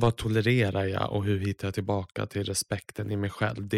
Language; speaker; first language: Swedish; native; Swedish